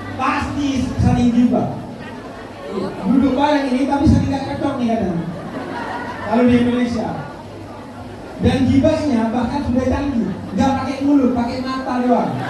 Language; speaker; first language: Indonesian; non-native, local second language; Madurese